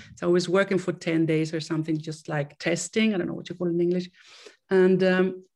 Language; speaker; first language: English; non-native, fluent; Swedish